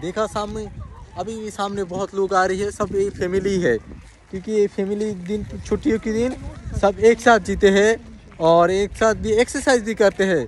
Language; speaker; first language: Hindi; non-native, learner; Bangla